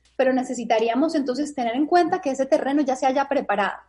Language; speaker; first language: Spanish; native; Spanish